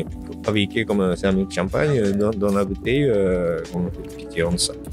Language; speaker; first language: French; non-native, learner; Japanese